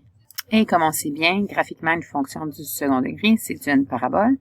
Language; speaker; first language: French; native; French